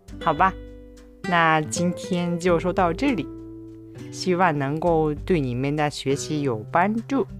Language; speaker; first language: Chinese; non-native, fluent; Japanese